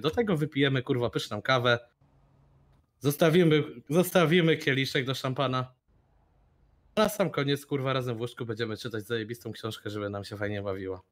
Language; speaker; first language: Polish; native; Polish